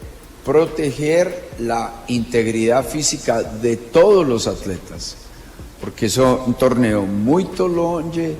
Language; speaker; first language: Portuguese; non-native, fluent; Spanish